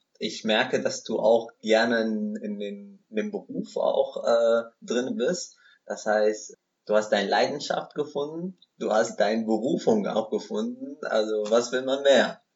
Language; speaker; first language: German; non-native, fluent; Arabic